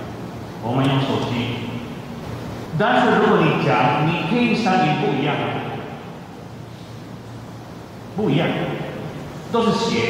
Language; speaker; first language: Chinese; non-native, fluent; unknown